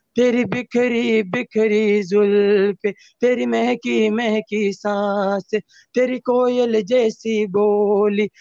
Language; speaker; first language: Hindi; native; Hindi